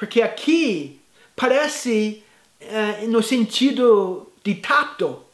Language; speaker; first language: Portuguese; non-native, fluent; English